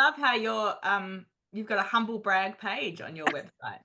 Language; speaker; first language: English; native; English